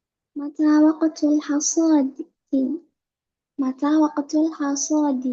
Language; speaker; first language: Arabic; non-native, learner; Indonesian